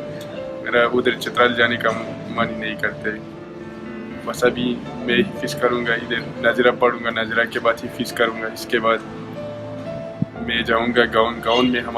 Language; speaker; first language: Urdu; non-native, local second language; Khowar